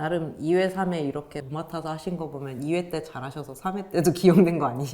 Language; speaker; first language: Korean; native; Korean